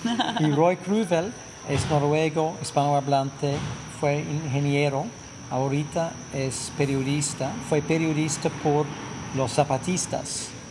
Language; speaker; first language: Spanish; non-native, fluent; English